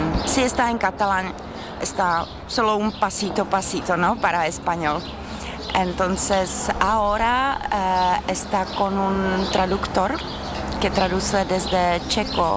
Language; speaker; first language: Spanish; non-native, fluent; Czech